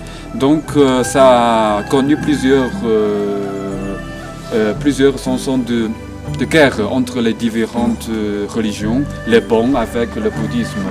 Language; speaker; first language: French; non-native, fluent; Chinese